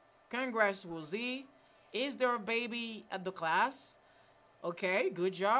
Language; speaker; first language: English; non-native, fluent; Haitian Creole